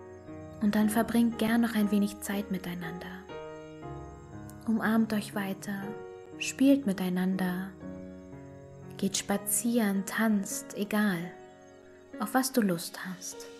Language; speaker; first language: German; native; German